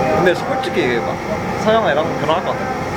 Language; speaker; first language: Korean; early bilingual, heritage; Korean